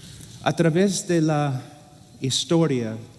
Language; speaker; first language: Spanish; non-native, fluent; English